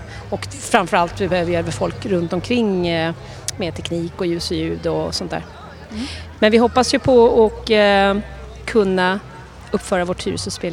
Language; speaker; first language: Swedish; native; Swedish